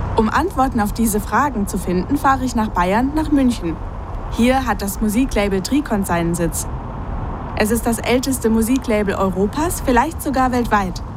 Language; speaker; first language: German; native; German